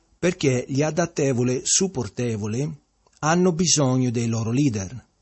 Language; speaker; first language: Italian; early bilingual, heritage; Italian